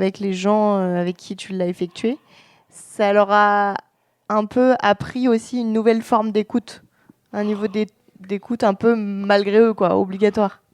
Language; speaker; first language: French; native; French